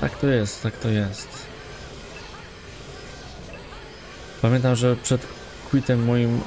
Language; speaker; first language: Polish; native; Polish